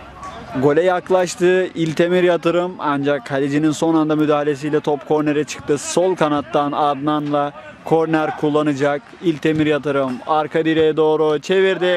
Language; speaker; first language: Turkish; native; Turkish